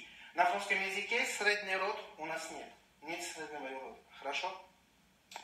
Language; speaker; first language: Russian; non-native, learner; French